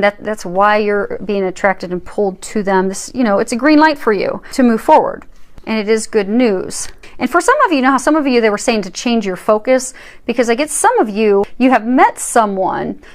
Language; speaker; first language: English; native; English